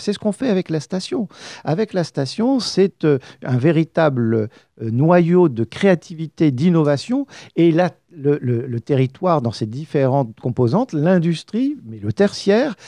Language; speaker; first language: French; native; French